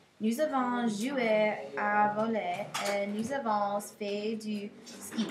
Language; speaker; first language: French; non-native, learner; English